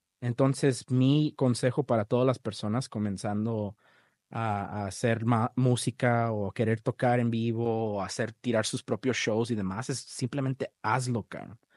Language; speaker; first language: Spanish; early bilingual, other home language; English